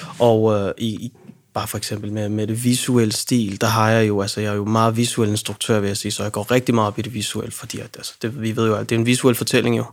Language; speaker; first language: Danish; early bilingual, other home language; Arabic